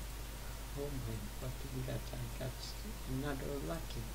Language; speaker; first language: English; non-native, learner; Russian